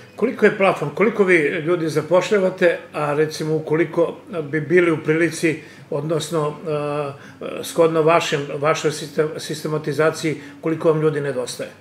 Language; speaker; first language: Serbian; native; Serbian